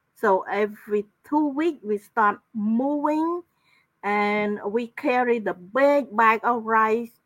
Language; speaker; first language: English; non-native, fluent; Khmer